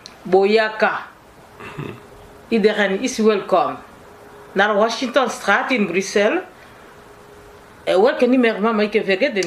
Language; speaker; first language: Dutch; non-native, learner; Lingala